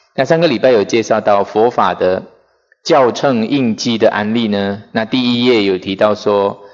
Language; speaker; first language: Chinese; non-native, fluent; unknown